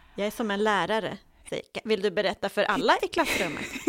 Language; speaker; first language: Swedish; native; Swedish